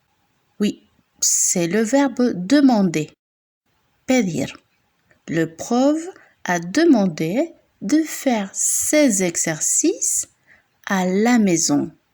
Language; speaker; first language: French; non-native, fluent; Spanish